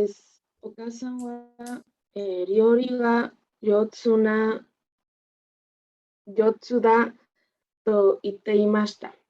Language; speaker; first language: Japanese; non-native, learner; Spanish